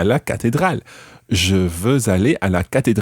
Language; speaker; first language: French; non-native, fluent; English